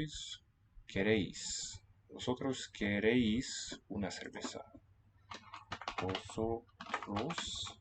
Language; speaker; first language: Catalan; non-native, learner; English